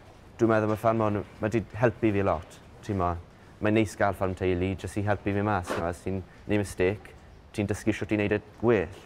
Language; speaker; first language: Welsh; native; Welsh